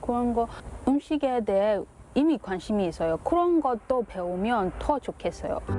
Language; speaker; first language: Korean; non-native, learner; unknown